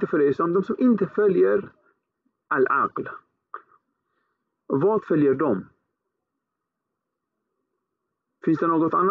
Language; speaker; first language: Swedish; early bilingual, other home language; Arabic